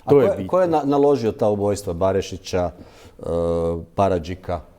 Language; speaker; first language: Croatian; native; Croatian